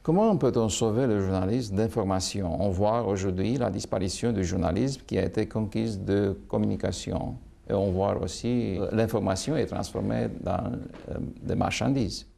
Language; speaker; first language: French; non-native, fluent; Romanian